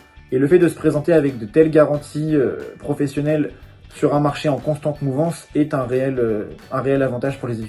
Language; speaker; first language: French; native; French